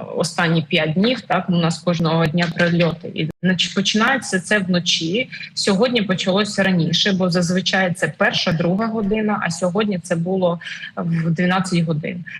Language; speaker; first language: Ukrainian; non-native, local second language; Russian